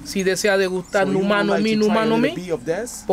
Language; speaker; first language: Spanish; native; Spanish